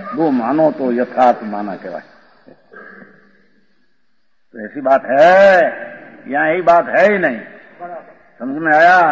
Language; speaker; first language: Hindi; non-native, local second language; Gujarati